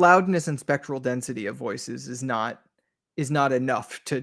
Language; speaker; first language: English; native; English